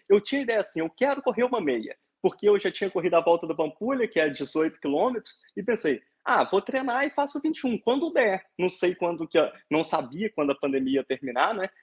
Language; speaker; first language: Portuguese; native; Portuguese